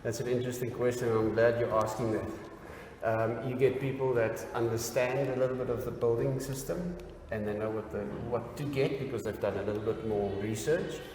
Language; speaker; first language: English; non-native, local second language; Afrikaans